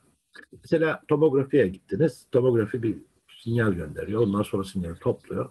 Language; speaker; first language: Turkish; native; Turkish